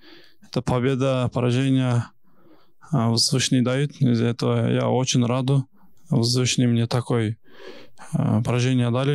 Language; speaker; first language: Russian; non-native, local second language; Kyrgyz